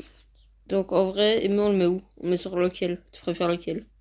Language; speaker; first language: French; native; French